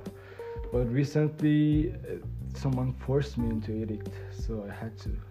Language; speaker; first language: English; non-native, fluent; Persian